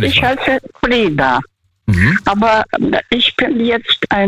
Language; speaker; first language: German; non-native, fluent; Russian